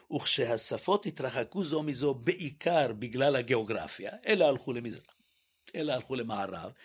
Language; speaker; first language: Hebrew; native; Hebrew